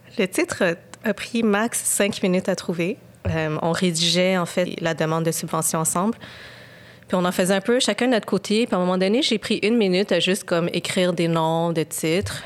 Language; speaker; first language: French; native; French